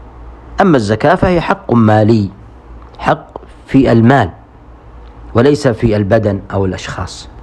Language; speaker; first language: Arabic; native; Arabic